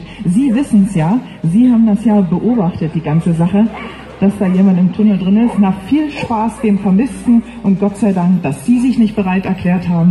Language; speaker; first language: German; native; German